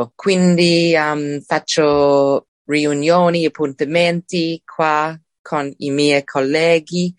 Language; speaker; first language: Italian; non-native, fluent; English